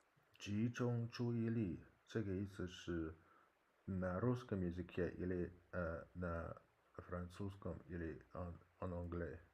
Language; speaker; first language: Russian; non-native, learner; English